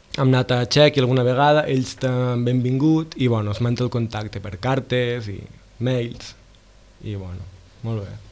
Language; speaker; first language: Catalan; native; Catalan